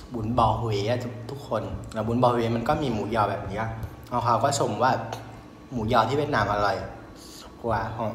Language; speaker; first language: Thai; non-native, fluent; Vietnamese